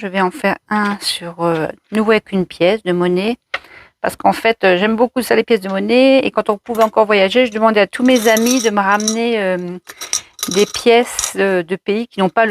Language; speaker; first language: French; native; French